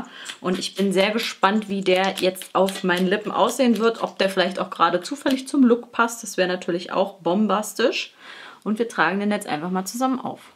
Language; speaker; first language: German; native; German